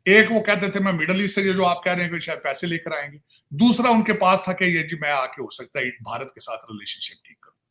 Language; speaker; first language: Urdu; non-native, local second language; Punjabi